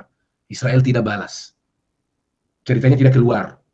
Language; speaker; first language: Indonesian; non-native, fluent; Hebrew